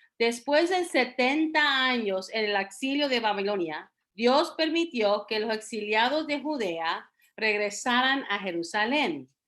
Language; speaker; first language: Spanish; early bilingual, heritage; Spanish